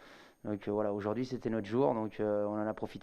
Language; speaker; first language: French; native; French